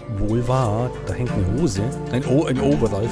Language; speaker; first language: German; native; German